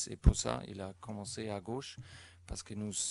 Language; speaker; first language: French; non-native, fluent; German